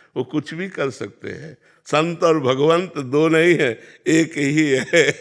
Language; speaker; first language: Hindi; native; Hindi